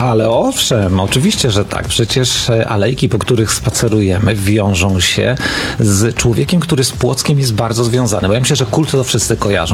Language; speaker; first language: Polish; native; Polish